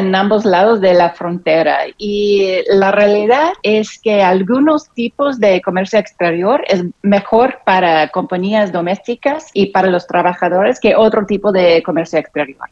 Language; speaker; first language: Spanish; non-native, fluent; English